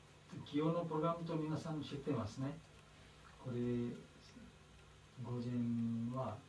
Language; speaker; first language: Japanese; non-native, learner; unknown